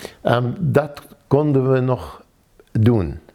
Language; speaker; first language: Dutch; non-native, fluent; Arabic